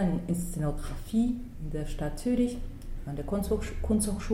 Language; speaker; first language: German; non-native, fluent; Spanish